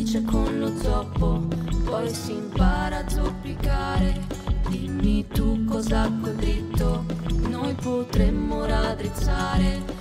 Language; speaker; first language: Italian; non-native, local second language; Venetian